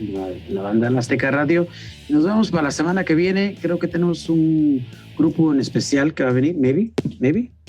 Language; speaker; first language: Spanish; early bilingual, heritage; Spanish